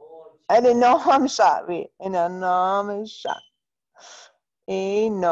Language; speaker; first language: French; non-native, fluent; English